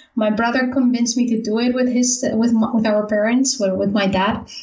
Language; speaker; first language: English; non-native, fluent; Spanish